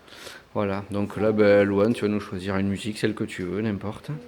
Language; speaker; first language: French; native; French